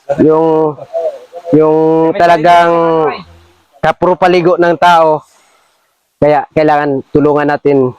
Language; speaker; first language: Filipino; non-native, local second language; Cebuano